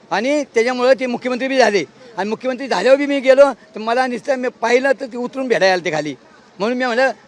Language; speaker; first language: Marathi; native; Marathi